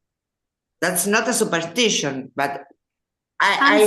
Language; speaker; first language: English; non-native, learner; Spanish